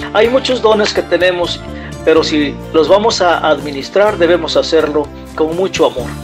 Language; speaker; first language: Spanish; native; Spanish